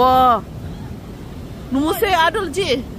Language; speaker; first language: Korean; non-native, learner; Filipino